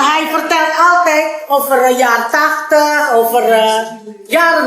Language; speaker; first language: Dutch; non-native, learner; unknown